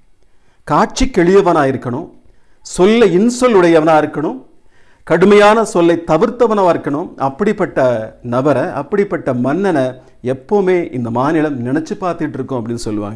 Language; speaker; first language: Tamil; native; Tamil